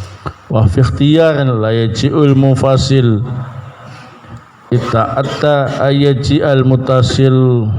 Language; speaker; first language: Arabic; non-native, fluent; Indonesian